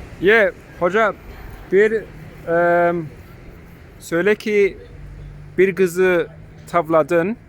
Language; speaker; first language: Turkish; early bilingual, heritage; Turkish